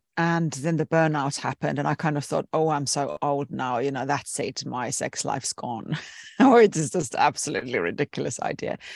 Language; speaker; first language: English; non-native, fluent; Finnish